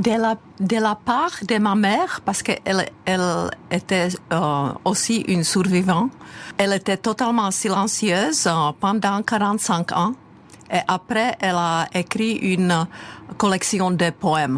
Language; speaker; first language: French; non-native, fluent; Czech